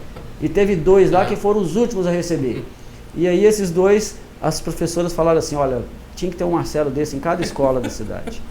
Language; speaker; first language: Portuguese; native; Portuguese